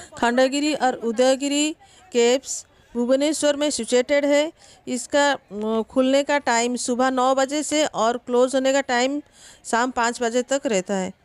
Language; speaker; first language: Hindi; non-native, local second language; Odia